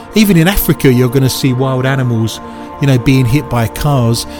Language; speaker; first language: English; native; English